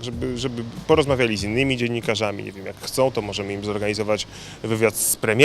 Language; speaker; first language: Polish; native; Polish